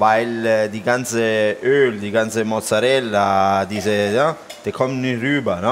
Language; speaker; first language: German; non-native, learner; Italian